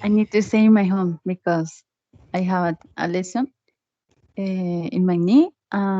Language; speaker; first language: English; non-native, learner; Spanish